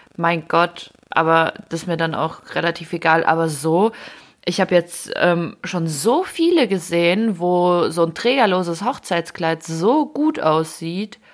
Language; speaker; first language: German; early bilingual, other home language; Ukrainian